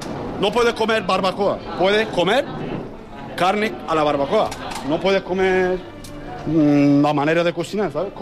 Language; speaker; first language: Spanish; non-native, learner; Turkish